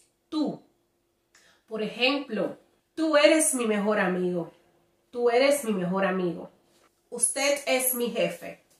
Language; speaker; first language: Spanish; native; Spanish